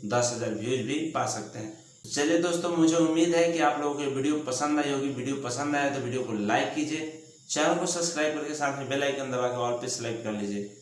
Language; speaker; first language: Hindi; native; Hindi